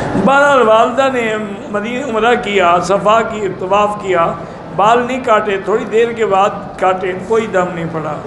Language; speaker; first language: Urdu; native; Urdu